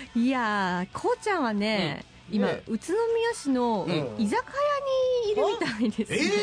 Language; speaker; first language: Japanese; native; Japanese